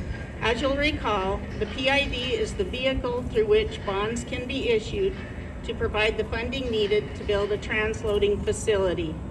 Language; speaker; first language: English; native; English